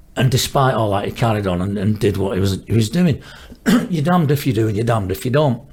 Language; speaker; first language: English; native; English